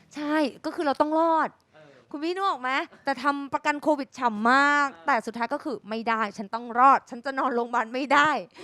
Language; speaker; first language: Thai; native; Thai